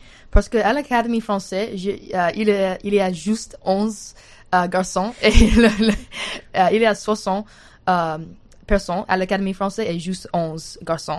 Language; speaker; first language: French; non-native, learner; English